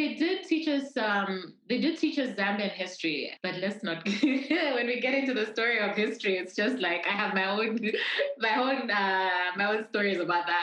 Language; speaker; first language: English; non-native, local second language; Bemba